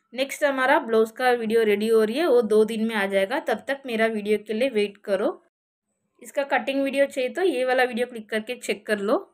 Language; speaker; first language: Hindi; non-native, local second language; Marathi